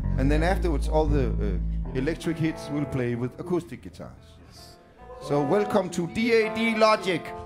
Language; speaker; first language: English; non-native, fluent; Danish